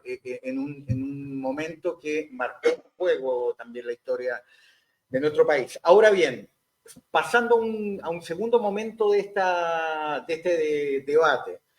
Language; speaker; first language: Spanish; native; Spanish